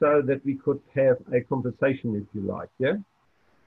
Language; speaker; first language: English; non-native, fluent; German